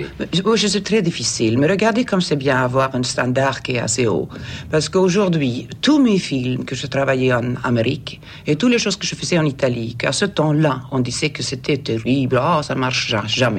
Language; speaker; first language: French; non-native, fluent; Swedish